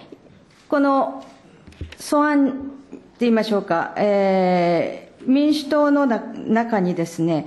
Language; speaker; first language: Japanese; native; Japanese